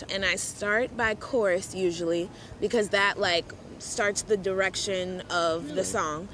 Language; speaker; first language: English; native; English